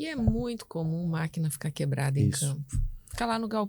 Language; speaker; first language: Portuguese; native; Portuguese